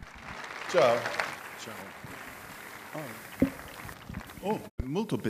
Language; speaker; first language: Italian; non-native, learner; English